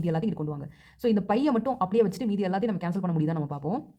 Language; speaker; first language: Tamil; native; Tamil